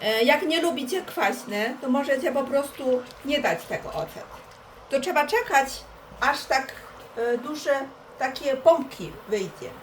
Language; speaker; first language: Polish; non-native, learner; Chinese